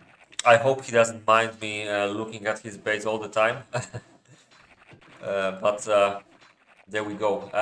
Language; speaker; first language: English; non-native, fluent; Polish